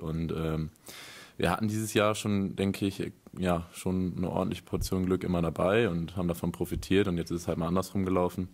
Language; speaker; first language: German; native; German